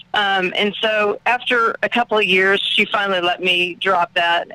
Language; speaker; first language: English; native; English